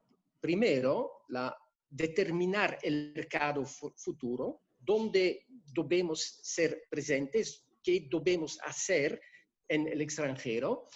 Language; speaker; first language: Spanish; non-native, fluent; French